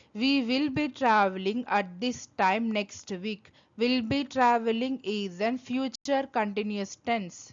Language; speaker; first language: English; non-native, local second language; Telugu